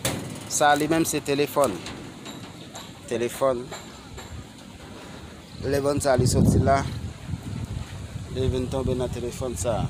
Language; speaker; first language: French; non-native, learner; Haitian Creole